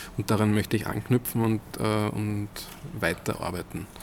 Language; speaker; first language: German; native; German